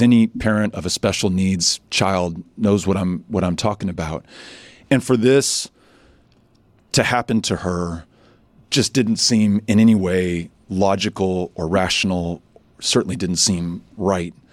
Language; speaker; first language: English; native; English